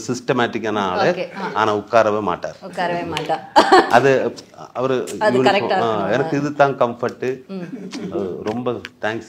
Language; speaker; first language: Tamil; non-native, learner; Malayalam